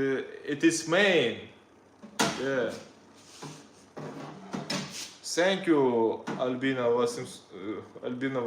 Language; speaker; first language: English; non-native, learner; Russian